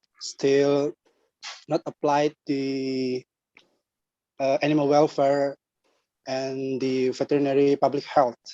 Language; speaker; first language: English; non-native, learner; Indonesian